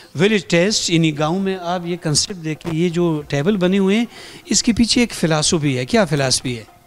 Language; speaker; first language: Urdu; non-native, local second language; Pashto